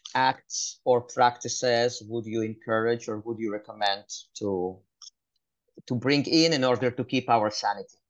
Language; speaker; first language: English; non-native, fluent; Hebrew